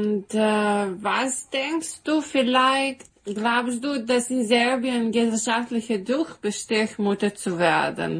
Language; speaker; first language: German; non-native, learner; Serbian